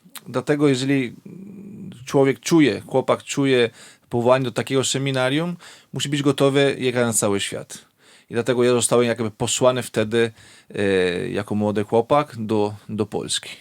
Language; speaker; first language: Polish; non-native, fluent; Italian